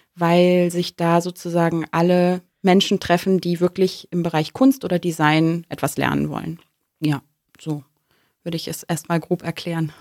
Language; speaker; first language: German; native; German